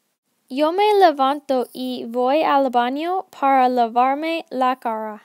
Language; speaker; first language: Spanish; non-native, learner; English